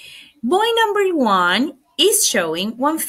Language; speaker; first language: English; non-native, fluent; Spanish